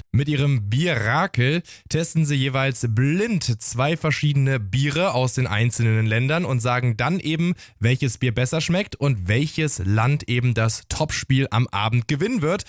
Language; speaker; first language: German; native; German